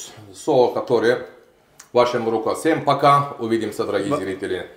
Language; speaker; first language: Russian; non-native, learner; Turkish